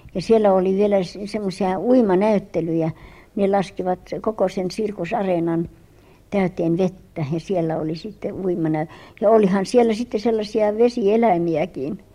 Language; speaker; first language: Finnish; early bilingual, heritage; Finnish